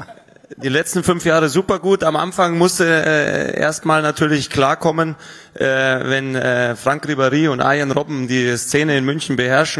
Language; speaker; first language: German; native; German